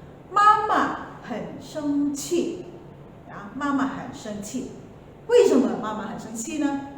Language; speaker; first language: Chinese; non-native, fluent; Indonesian